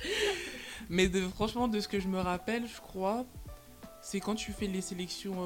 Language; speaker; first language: French; native; French